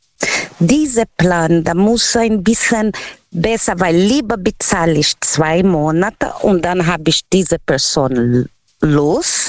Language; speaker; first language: German; non-native, learner; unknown